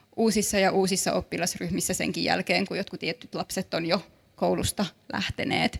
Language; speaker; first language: Finnish; native; Finnish